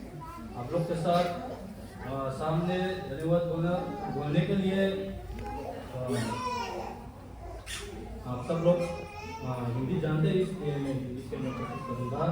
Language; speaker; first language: Hindi; non-native, local second language; Mizo